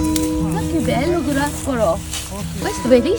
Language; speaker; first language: Italian; non-native, fluent; Japanese